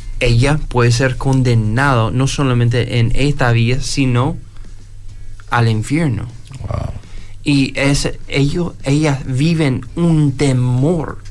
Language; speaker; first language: Spanish; non-native, fluent; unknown